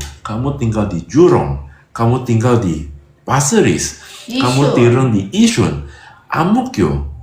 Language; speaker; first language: Indonesian; non-native, fluent; English